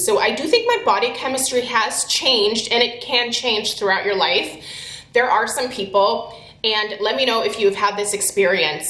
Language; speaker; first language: English; native; English